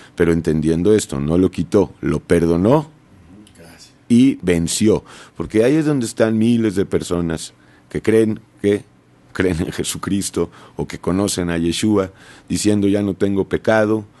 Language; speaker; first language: Spanish; native; Spanish